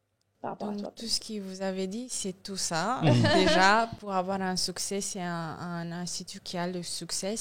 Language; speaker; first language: French; non-native, learner; Romanian